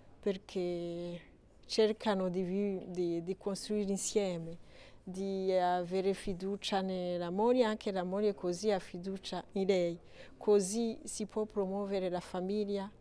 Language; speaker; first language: Italian; non-native, learner; Kinyarwanda